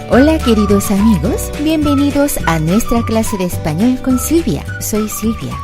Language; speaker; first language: Spanish; non-native, fluent; Korean